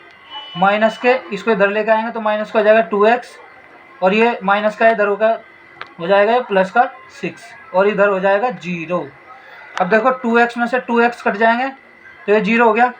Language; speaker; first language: Hindi; native; Hindi